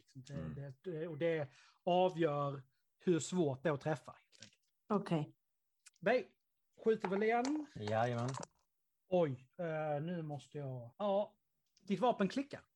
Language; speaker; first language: Swedish; native; Swedish